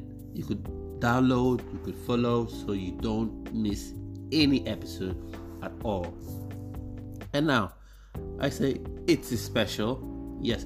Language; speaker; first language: English; non-native, local second language; Igbo